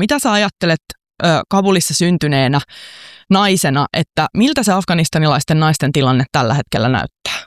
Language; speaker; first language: Finnish; native; Finnish